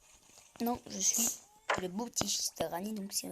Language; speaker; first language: French; native; French